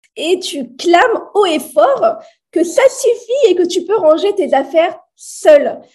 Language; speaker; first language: French; native; French